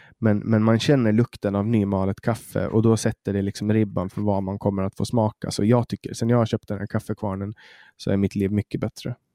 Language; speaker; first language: Swedish; native; Swedish